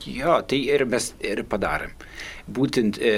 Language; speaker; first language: Lithuanian; non-native, fluent; German